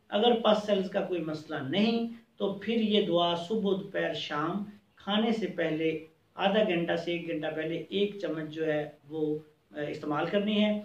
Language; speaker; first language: Urdu; non-native, local second language; Punjabi